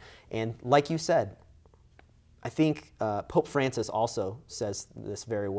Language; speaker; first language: English; native; English